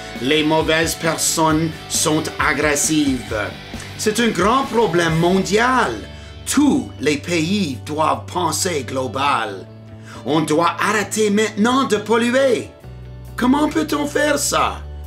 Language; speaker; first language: French; non-native, learner; English